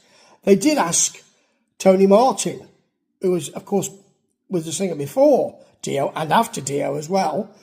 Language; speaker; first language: English; native; English